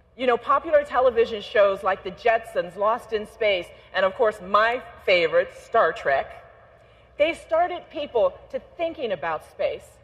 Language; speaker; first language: English; native; English